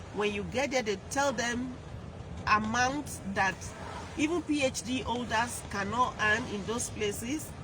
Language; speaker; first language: English; non-native, local second language; Yoruba